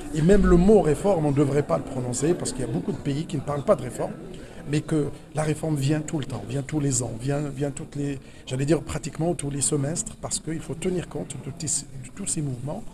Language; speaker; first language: French; non-native, local second language; Arabic